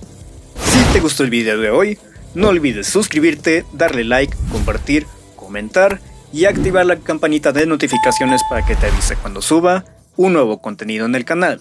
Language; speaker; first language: Spanish; native; Spanish